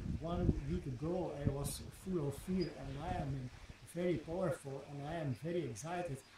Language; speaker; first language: English; non-native, fluent; Dutch